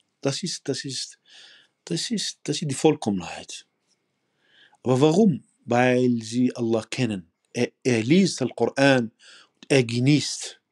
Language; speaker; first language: German; non-native, fluent; Arabic